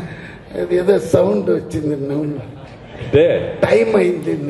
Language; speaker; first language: Telugu; non-native, learner; Tamil